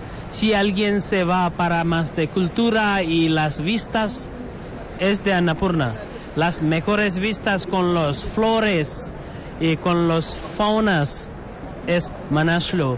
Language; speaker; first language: Spanish; non-native, learner; Nepali